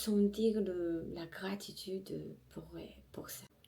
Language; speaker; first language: French; non-native, learner; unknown